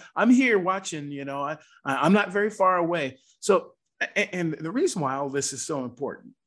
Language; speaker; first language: English; native; English